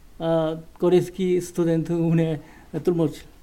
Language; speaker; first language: Czech; non-native, learner; Korean